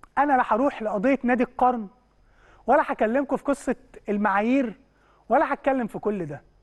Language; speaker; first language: Egyptian Arabic; native; Egyptian Arabic